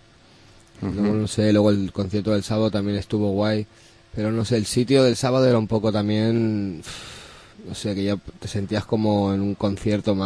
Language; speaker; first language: Spanish; native; Spanish